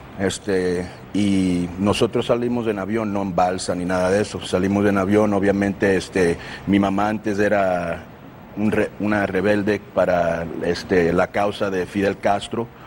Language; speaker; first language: Spanish; early bilingual, heritage; Spanish